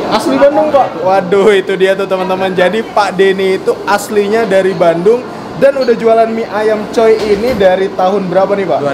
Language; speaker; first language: Indonesian; native; Indonesian